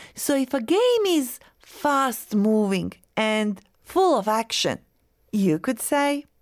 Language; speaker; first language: English; non-native, fluent; Croatian